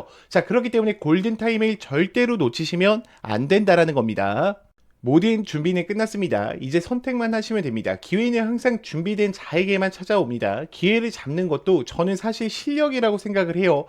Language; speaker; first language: Korean; native; Korean